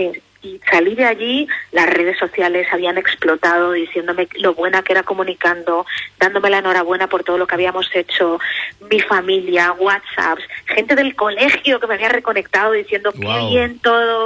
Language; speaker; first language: Spanish; native; Spanish